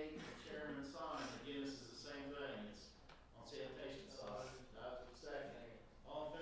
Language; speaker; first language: English; native; English